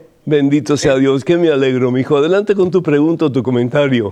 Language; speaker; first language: Spanish; native; Spanish